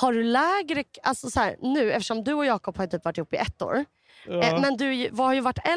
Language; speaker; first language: Swedish; native; Swedish